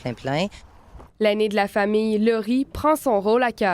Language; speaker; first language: French; native; French